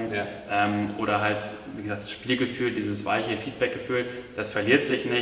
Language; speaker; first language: German; native; German